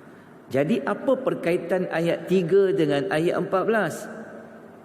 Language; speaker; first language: Malay; native; Malay